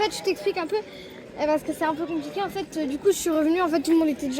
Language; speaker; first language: French; native; French